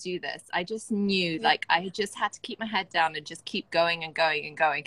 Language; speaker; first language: English; native; English